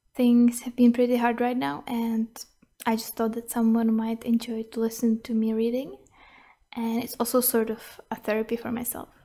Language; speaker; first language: English; non-native, fluent; Czech